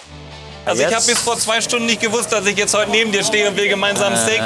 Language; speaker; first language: German; native; German